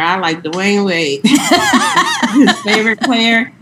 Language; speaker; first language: English; native; English